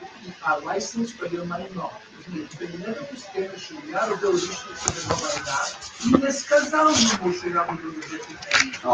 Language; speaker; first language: Ukrainian; early bilingual, heritage; English